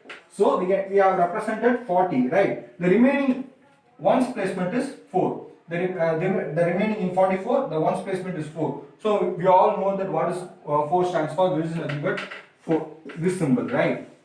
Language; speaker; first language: English; non-native, local second language; Tamil